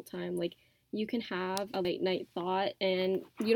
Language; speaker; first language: English; native; English